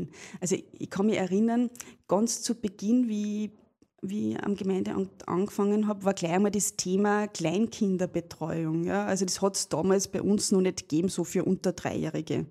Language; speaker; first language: German; native; German